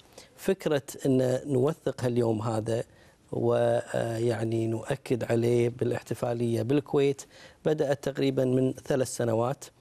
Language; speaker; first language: Arabic; native; Arabic